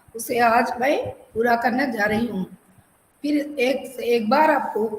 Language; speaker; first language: Hindi; non-native, local second language; Telugu